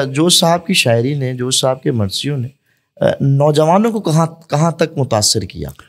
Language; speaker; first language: Urdu; native; Urdu